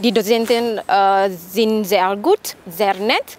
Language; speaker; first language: German; non-native, learner; Malay